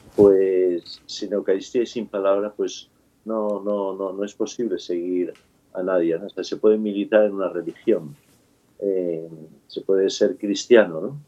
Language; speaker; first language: Spanish; native; Spanish